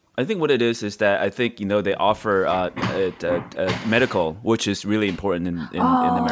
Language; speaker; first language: English; non-native, fluent; Chinese